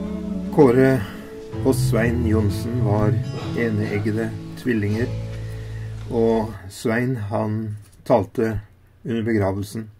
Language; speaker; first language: Norwegian; native; Norwegian